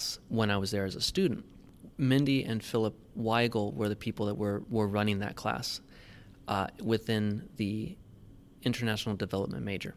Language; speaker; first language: English; native; English